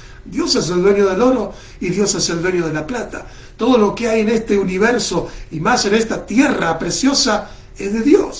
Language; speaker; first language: Spanish; native; Spanish